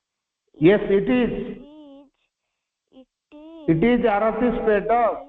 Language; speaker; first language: English; non-native, local second language; Odia